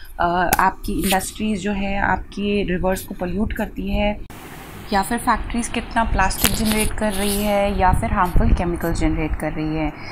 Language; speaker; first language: Hindi; native; Hindi